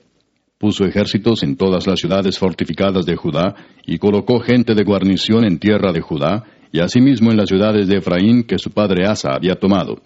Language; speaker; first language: Spanish; native; Spanish